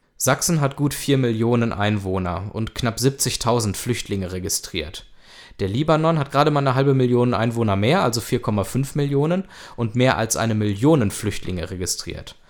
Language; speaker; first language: German; native; German